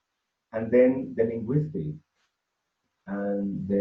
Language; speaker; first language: English; non-native, fluent; Spanish